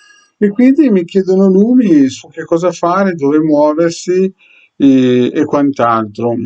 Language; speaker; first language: Italian; native; Italian